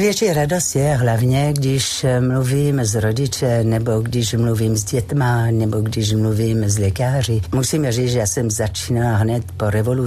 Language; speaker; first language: Czech; non-native, fluent; French